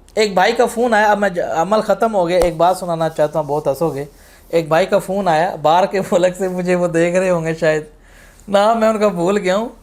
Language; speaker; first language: Urdu; non-native, local second language; Punjabi